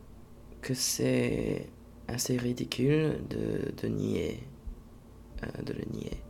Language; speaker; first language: French; non-native, fluent; English